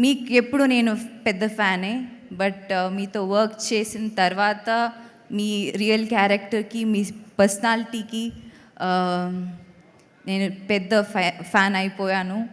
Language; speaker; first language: Telugu; non-native, learner; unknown